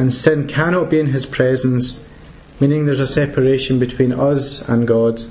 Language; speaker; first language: English; native; English